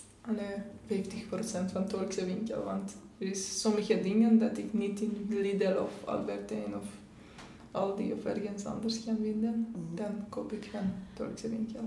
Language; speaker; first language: Dutch; non-native, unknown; Persian